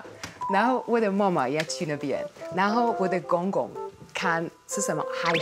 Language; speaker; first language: Chinese; non-native, learner; Hungarian